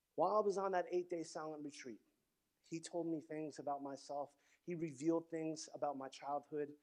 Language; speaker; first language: English; native; English